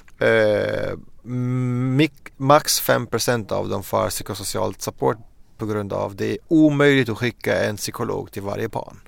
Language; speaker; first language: Swedish; non-native, fluent; Arabic